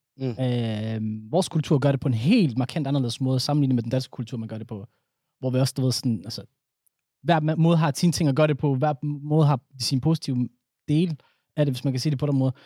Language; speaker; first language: Danish; early bilingual, other home language; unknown